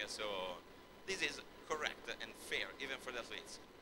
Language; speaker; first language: English; non-native, fluent; Italian